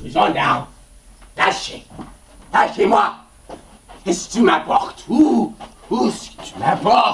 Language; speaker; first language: French; non-native, learner; English